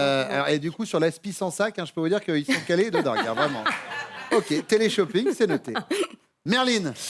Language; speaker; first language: French; native; French